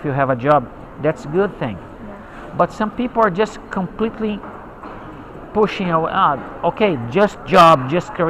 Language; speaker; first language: English; non-native, fluent; Portuguese